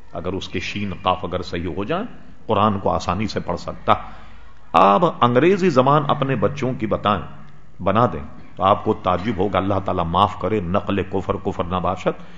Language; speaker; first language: Urdu; native; Urdu